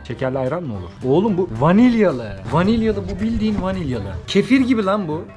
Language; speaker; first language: Turkish; native; Turkish